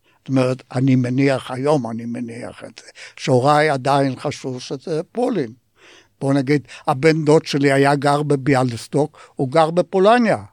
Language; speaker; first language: Hebrew; non-native, fluent; Polish